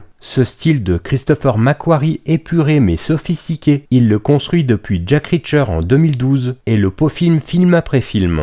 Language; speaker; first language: French; native; French